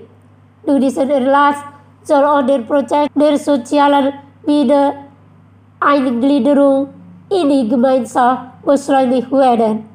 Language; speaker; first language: German; non-native, fluent; Indonesian